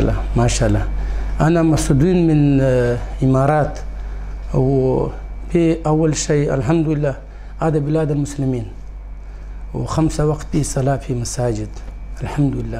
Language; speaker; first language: Arabic; non-native, learner; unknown